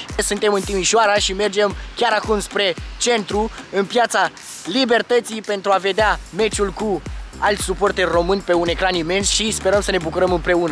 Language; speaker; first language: Romanian; native; Romanian